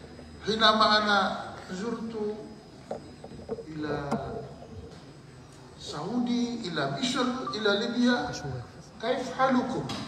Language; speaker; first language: Arabic; non-native, learner; Indonesian